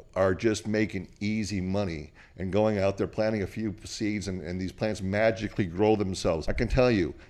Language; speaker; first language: English; native; English